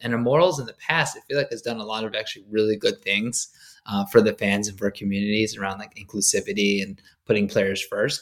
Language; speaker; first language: English; native; English